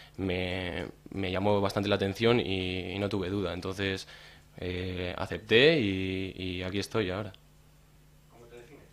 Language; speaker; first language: Spanish; native; Spanish